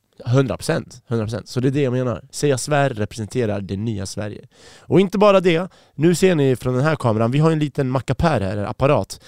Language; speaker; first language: Swedish; early bilingual, other home language; Persian